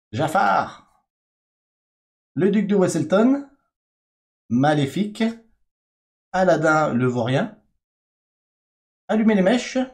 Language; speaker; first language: French; native; French